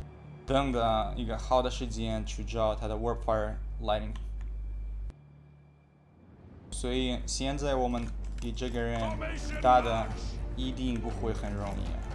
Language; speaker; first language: Chinese; non-native, learner; Russian